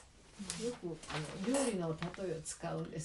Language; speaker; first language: Japanese; native; Japanese